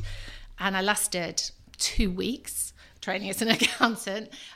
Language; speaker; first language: English; native; English